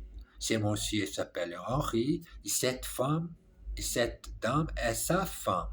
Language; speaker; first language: French; non-native, learner; English